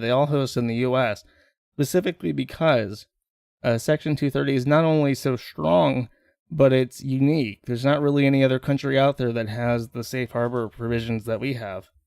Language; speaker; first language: English; native; English